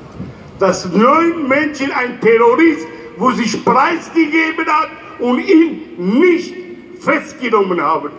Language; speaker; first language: German; non-native, fluent; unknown